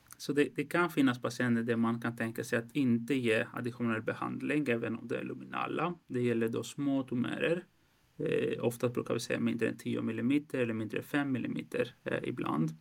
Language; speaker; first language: Swedish; non-native, fluent; Greek